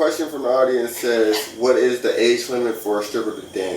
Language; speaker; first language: English; native; English